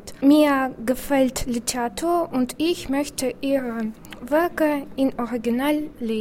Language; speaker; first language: German; non-native, learner; Russian